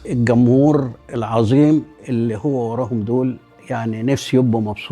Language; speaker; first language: Arabic; native; Arabic